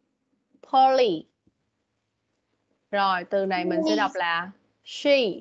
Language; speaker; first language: Vietnamese; native; Vietnamese